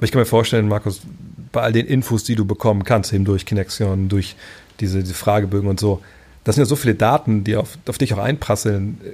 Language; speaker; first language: German; native; German